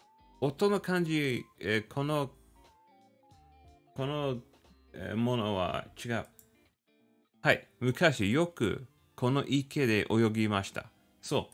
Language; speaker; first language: Japanese; non-native, learner; English